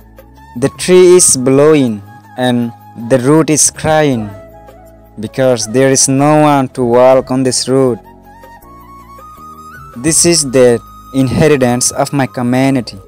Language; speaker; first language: English; non-native, local second language; Rohingya